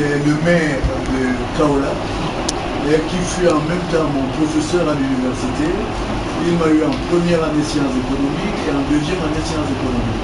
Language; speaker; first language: French; non-native, local second language; Wolof